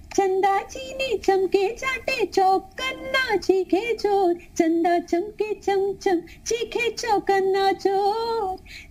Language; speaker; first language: Hindi; non-native, local second language; Tamil